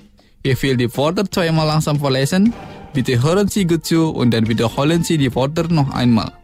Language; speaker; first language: German; non-native, fluent; Indonesian